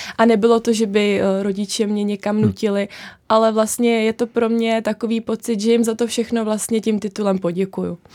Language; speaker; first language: Czech; native; Czech